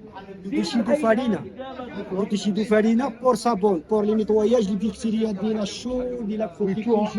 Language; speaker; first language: French; non-native, learner; Arabic